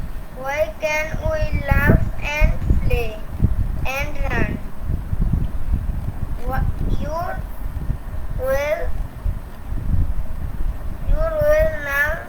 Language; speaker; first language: English; non-native, learner; Bangla